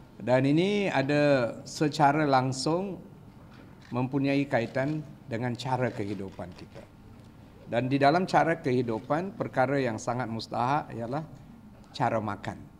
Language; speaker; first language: Malay; non-native, local second language; Tamil